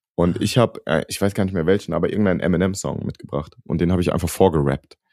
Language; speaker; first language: German; native; German